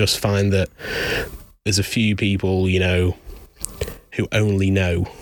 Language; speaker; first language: English; native; English